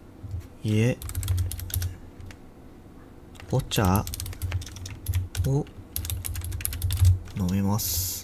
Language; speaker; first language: Japanese; non-native, learner; English